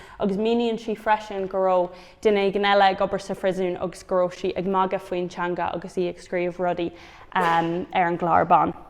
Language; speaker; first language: Irish; non-native, local second language; English